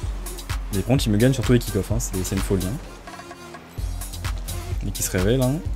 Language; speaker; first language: French; native; French